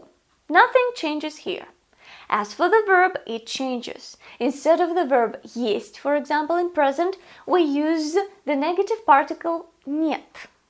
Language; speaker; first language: English; non-native, fluent; Russian